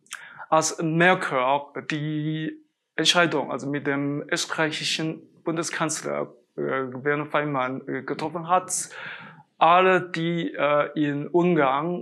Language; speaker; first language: German; non-native, fluent; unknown